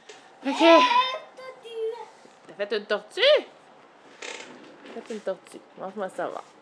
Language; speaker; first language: French; native; French